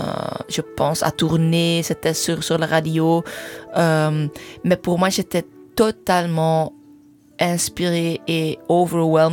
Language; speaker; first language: French; non-native, learner; English